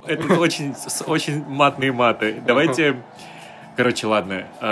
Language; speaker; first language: Russian; native; Russian